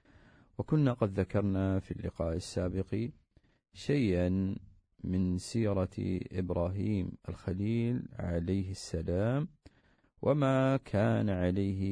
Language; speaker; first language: Arabic; native; Arabic